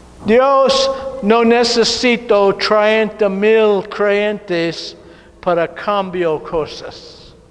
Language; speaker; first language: Spanish; non-native, learner; English